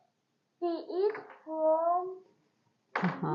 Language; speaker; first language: English; non-native, learner; Kazakh